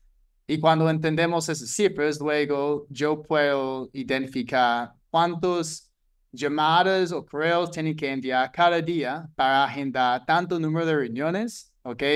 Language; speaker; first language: Spanish; non-native, fluent; English